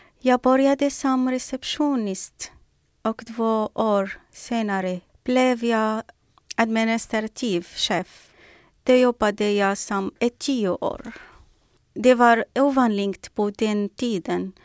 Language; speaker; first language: Swedish; non-native, learner; Arabic